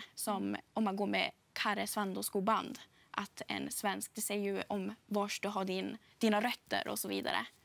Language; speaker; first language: Swedish; native; Swedish